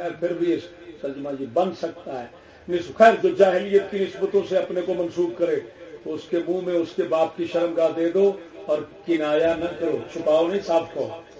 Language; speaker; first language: Urdu; non-native, local second language; Punjabi